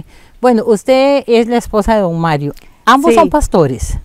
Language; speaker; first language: Spanish; native; Spanish